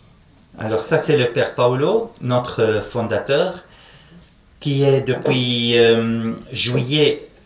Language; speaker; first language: French; non-native, fluent; Arabic